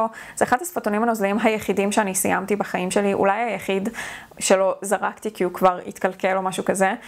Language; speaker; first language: Hebrew; native; Hebrew